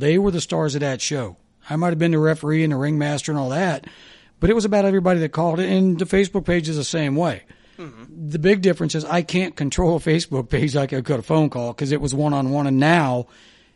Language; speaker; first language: English; native; English